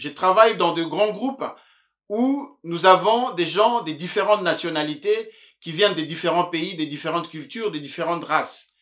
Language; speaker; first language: French; non-native, local second language; Luba-Lulua